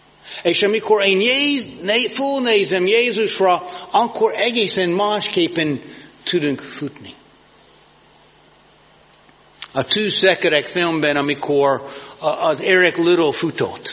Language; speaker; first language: Hungarian; non-native, learner; English